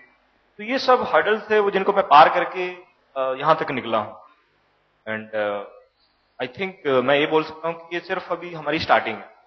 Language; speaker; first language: Hindi; native; Hindi